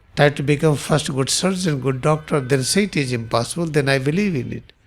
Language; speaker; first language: English; non-native, local second language; Hindi